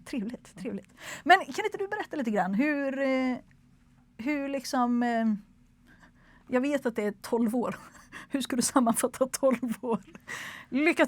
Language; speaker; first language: Swedish; native; Swedish